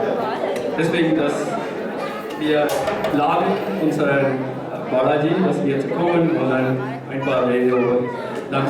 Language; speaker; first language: German; non-native, learner; Tamil